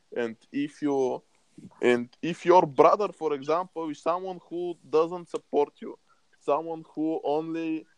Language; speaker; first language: English; non-native, fluent; Bulgarian